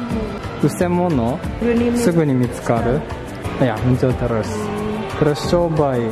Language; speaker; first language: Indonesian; non-native, fluent; Japanese